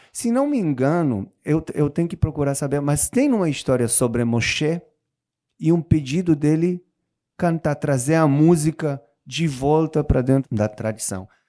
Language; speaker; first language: Portuguese; non-native, fluent; Hebrew